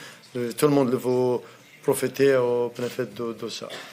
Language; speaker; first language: French; non-native, fluent; Arabic